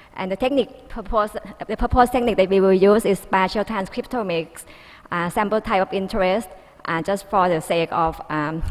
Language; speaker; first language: English; non-native, fluent; Thai